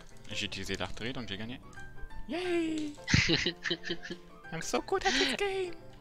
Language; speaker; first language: French; native; French